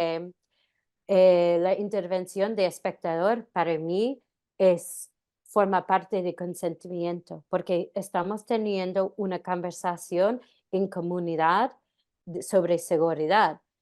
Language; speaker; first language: Spanish; non-native, fluent; English